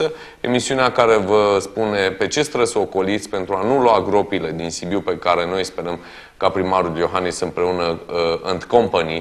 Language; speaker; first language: Romanian; native; Romanian